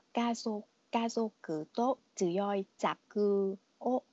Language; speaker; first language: Japanese; non-native, learner; Vietnamese